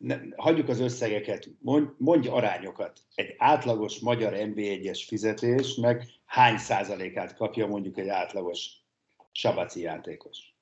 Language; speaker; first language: Hungarian; native; Hungarian